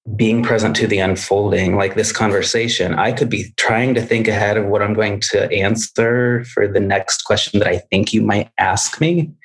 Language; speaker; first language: English; native; English